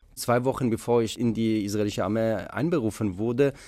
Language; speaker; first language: German; non-native, fluent; Hebrew